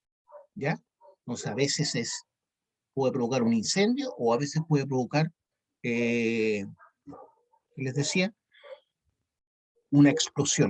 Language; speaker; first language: Spanish; native; Spanish